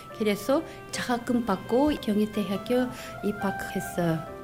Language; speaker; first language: Korean; non-native, learner; Russian